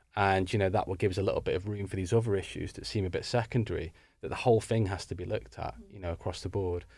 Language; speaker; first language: English; native; English